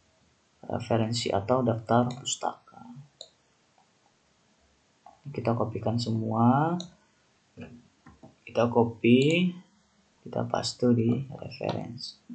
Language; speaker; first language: Indonesian; native; Indonesian